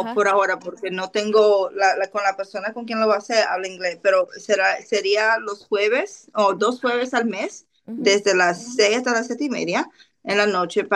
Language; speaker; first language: Spanish; early bilingual, other home language; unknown